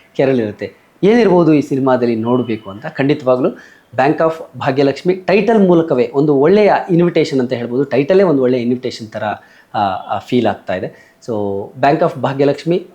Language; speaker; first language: Kannada; native; Kannada